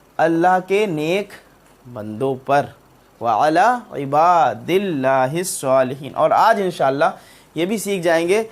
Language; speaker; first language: Urdu; native; Urdu